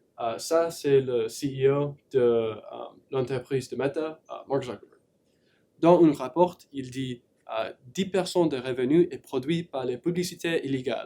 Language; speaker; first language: French; non-native, learner; English